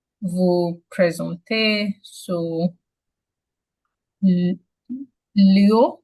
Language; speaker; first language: French; non-native, learner; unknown